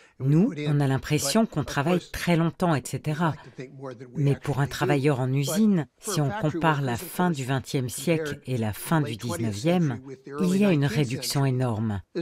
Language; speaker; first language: French; native; French